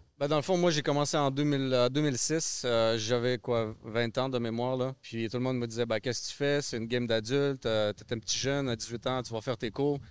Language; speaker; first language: French; early bilingual, other home language; Russian